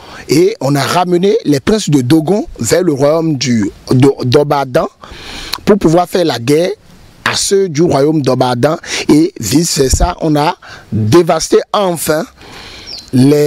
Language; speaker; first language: French; non-native, local second language; Fon